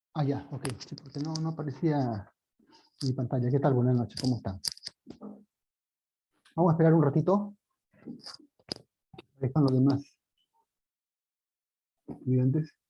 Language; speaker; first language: Spanish; native; Spanish